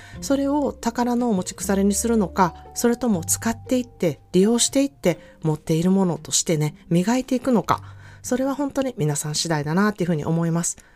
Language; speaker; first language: Japanese; native; Japanese